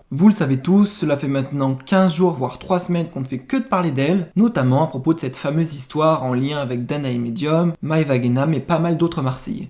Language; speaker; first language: French; native; French